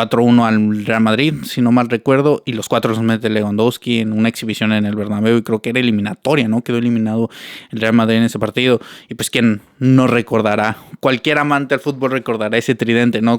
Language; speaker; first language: Spanish; native; Spanish